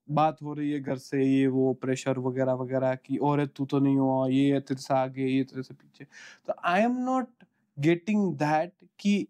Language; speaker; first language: Hindi; non-native, local second language; Gujarati